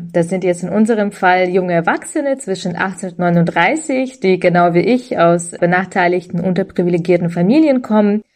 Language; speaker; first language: German; early bilingual, other home language; Russian